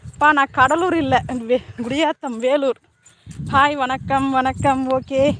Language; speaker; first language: Tamil; native; Tamil